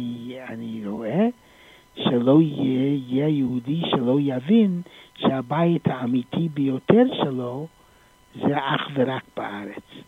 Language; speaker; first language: Hebrew; non-native, fluent; English